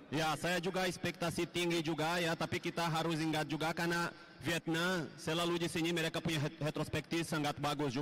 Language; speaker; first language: Indonesian; non-native, fluent; Portuguese